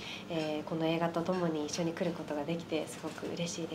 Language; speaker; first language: Japanese; native; Japanese